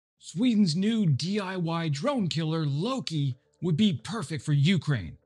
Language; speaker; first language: English; native; English